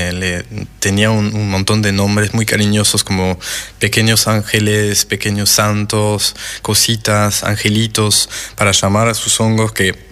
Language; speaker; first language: Spanish; non-native, fluent; French